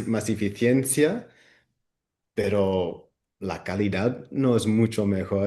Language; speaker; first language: Spanish; non-native, fluent; Dutch